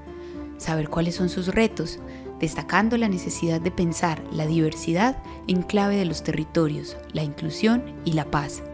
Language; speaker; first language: Spanish; native; Spanish